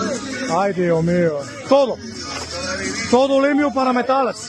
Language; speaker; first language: Spanish; non-native, learner; Bulgarian